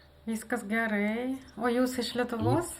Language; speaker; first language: Lithuanian; non-native, learner; Russian